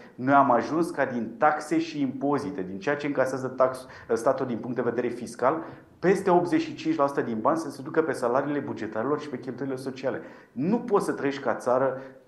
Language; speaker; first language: Romanian; native; Romanian